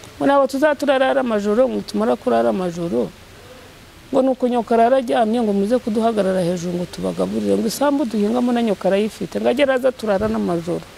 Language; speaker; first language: Kinyarwanda; native; Kinyarwanda